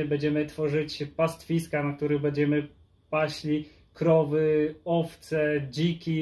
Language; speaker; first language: Polish; native; Polish